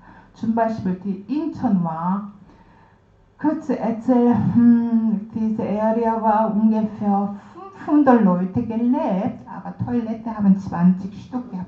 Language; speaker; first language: German; non-native, learner; Korean